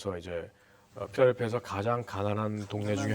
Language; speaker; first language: Korean; native; Korean